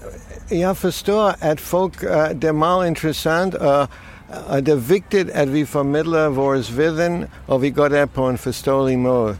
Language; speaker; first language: Danish; non-native, fluent; English